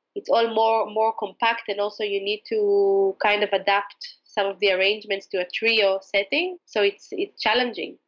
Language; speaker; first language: English; non-native, fluent; Hebrew